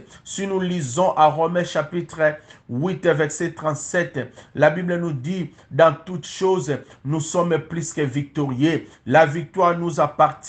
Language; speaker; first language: French; non-native, local second language; Lingala